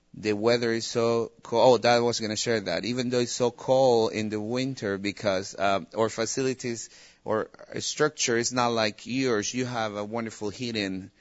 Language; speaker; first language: English; non-native, fluent; Spanish